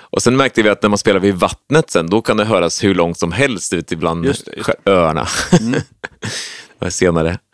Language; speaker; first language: Swedish; native; Swedish